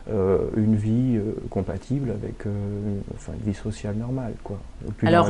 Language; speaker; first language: French; native; French